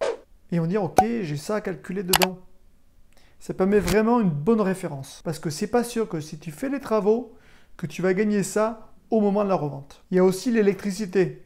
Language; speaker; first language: French; native; French